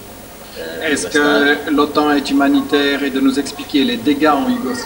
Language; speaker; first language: French; native; French